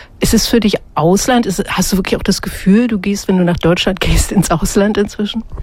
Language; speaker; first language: German; native; German